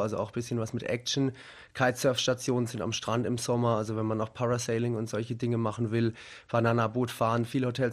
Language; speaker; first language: German; native; German